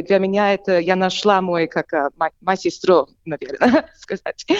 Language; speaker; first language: Russian; early bilingual, heritage; English